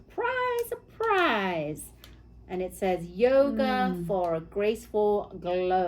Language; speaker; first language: English; native; English